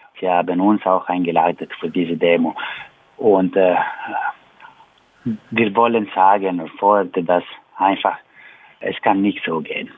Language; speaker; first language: German; non-native, learner; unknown